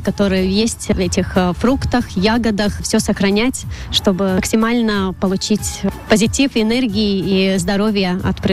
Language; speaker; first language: Russian; non-native, local second language; Latvian